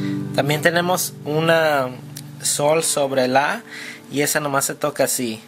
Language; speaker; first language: Spanish; early bilingual, heritage; Spanish